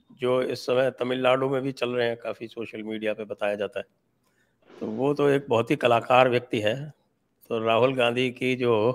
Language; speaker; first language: Hindi; native; Hindi